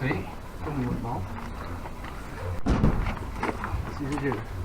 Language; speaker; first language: Portuguese; non-native, learner; English